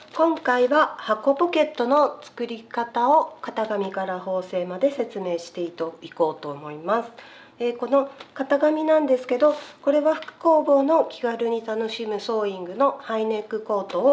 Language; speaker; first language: Japanese; native; Japanese